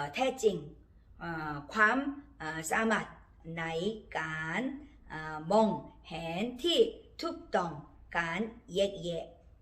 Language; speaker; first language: Thai; non-native, learner; Korean